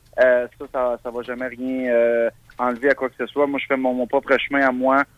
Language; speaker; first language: French; native; French